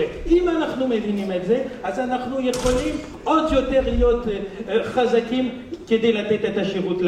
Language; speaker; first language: Hebrew; non-native, fluent; French